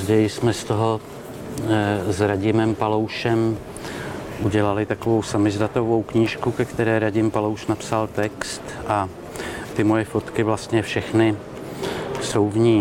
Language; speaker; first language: Czech; native; Czech